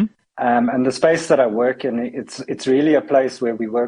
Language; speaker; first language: English; native; English